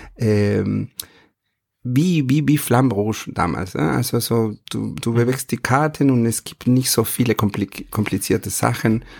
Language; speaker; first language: German; non-native, fluent; Spanish